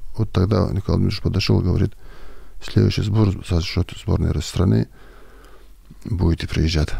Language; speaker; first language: Russian; non-native, local second language; Avaric